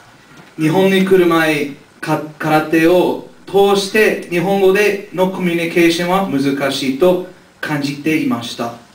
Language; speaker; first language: Japanese; non-native, learner; English